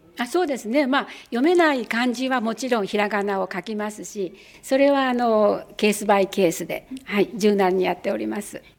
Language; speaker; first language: Japanese; native; Japanese